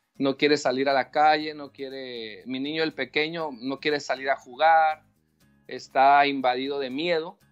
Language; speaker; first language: Spanish; native; Spanish